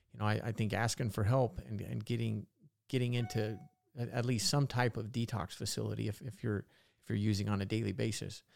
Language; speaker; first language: English; native; English